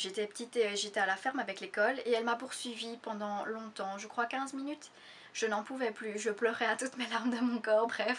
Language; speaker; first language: French; native; French